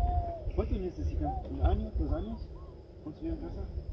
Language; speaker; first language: Spanish; non-native, learner; German